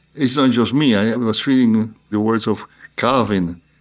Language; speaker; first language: English; non-native, fluent; Spanish